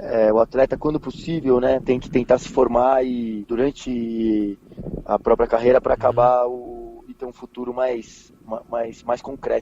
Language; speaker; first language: Portuguese; native; Portuguese